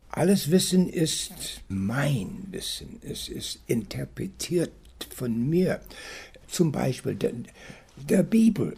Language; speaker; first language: German; non-native, fluent; English